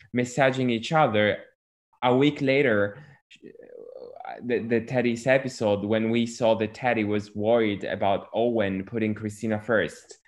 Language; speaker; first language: English; non-native, fluent; Italian